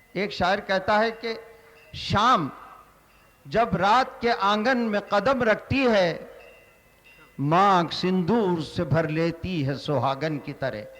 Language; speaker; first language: Hindi; non-native, local second language; Marathi